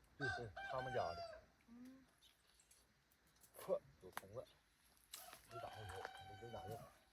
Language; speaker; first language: Chinese; native; Chinese